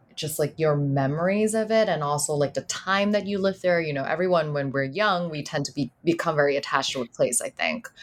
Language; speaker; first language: English; non-native, local second language; Cantonese